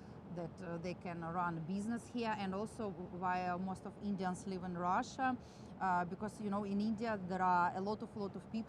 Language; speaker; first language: English; non-native, fluent; Russian